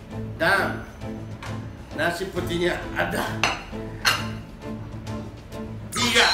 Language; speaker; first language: Indonesian; non-native, learner; Japanese